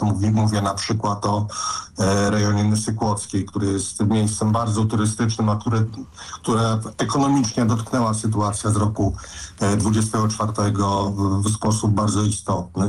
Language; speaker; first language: Polish; native; Polish